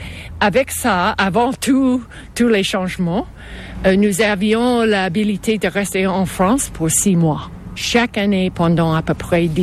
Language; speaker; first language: French; non-native, local second language; English